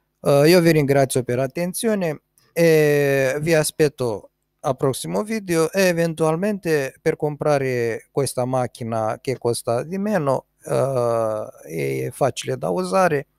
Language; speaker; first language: Italian; non-native, learner; Romanian